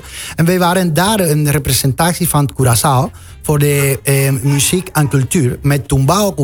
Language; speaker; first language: Dutch; non-native, fluent; Spanish